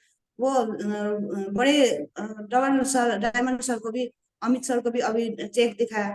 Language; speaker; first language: Hindi; non-native, local second language; Nepali